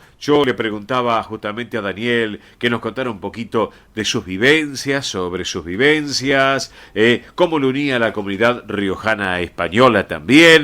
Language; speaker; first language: Spanish; native; Spanish